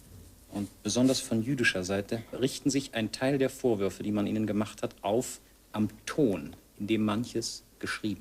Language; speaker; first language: German; native; German